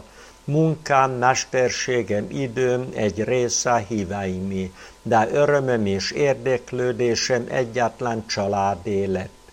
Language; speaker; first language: Hungarian; native; Hungarian